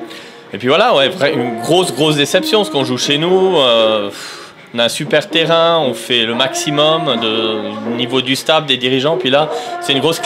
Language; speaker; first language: French; native; French